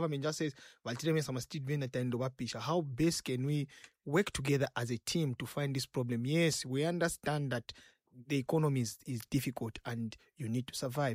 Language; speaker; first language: English; non-native, local second language; Bemba